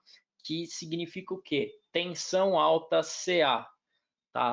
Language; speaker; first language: Portuguese; native; Portuguese